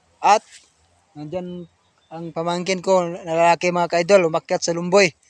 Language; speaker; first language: Filipino; non-native, local second language; Masbatenyo